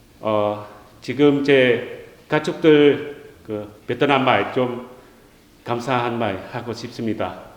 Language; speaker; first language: Korean; non-native, learner; Vietnamese